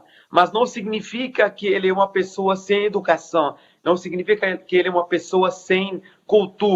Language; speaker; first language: Portuguese; non-native, fluent; Arabic